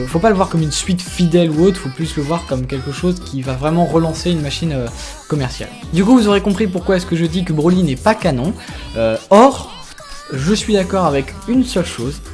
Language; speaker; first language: French; native; French